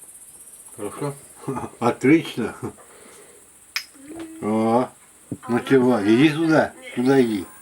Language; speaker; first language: Russian; native; Russian